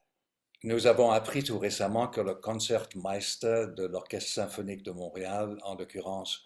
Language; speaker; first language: French; native; French